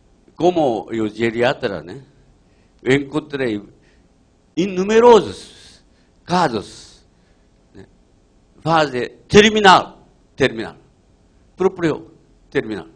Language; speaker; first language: Portuguese; non-native, learner; Japanese